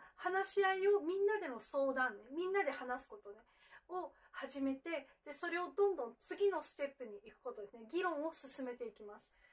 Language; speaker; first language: Japanese; native; Japanese